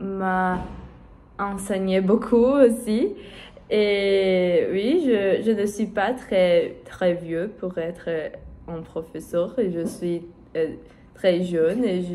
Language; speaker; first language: French; non-native, learner; Portuguese